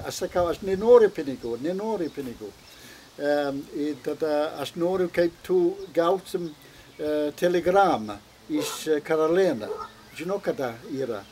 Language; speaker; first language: Lithuanian; non-native, learner; English